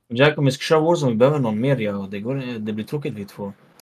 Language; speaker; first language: Swedish; native; Swedish